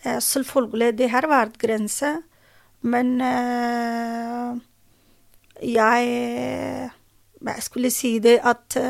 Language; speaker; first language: Norwegian; non-native, learner; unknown